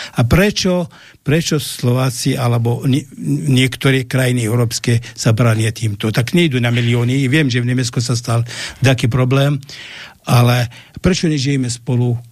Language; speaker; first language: Slovak; non-native, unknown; Arabic